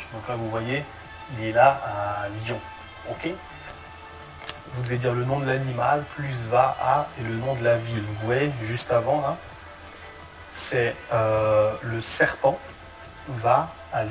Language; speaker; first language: French; native; French